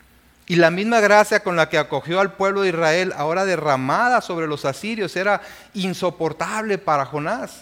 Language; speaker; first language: Spanish; native; Spanish